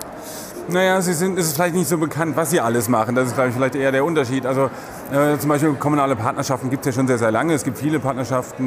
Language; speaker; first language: German; native; German